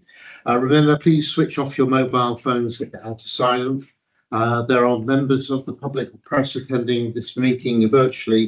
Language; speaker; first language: English; native; English